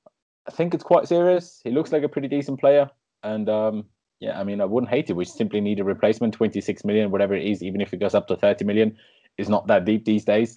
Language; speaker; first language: English; native; English